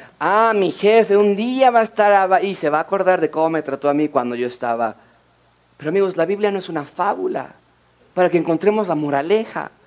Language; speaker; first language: Spanish; native; Spanish